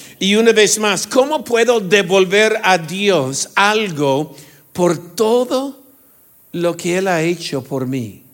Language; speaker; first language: Spanish; non-native, fluent; English